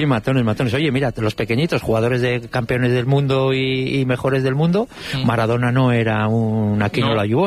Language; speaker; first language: Spanish; native; Spanish